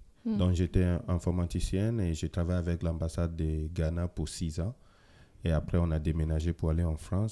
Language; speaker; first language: French; non-native, fluent; Ewe